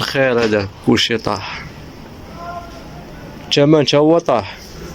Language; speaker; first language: Arabic; native; Arabic